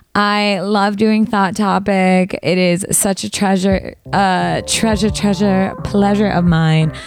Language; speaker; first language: English; native; English